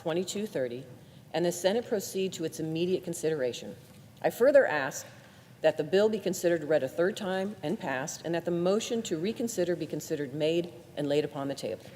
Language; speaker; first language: English; native; English